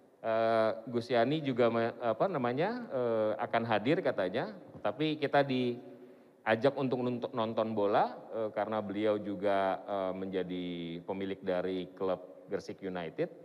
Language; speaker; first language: Indonesian; native; Indonesian